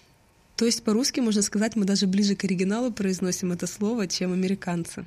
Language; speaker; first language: Russian; native; Russian